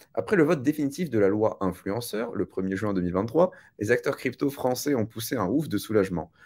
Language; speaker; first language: French; native; French